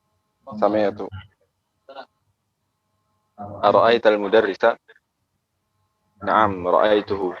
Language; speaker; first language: Arabic; non-native, learner; Indonesian